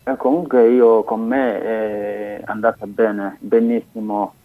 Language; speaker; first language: Italian; non-native, learner; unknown